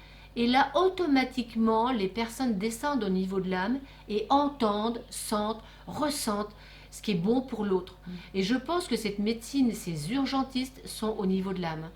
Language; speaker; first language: French; native; French